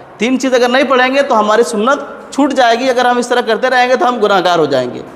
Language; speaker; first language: Urdu; native; Urdu